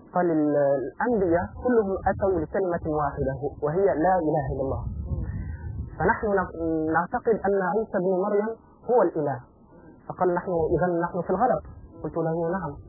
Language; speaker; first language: Arabic; non-native, fluent; French